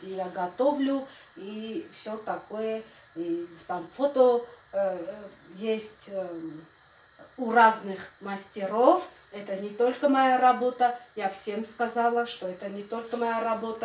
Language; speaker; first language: Russian; non-native, fluent; Armenian